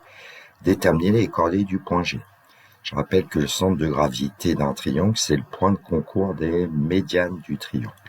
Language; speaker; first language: French; native; French